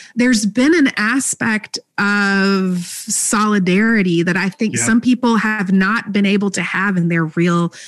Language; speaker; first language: English; native; English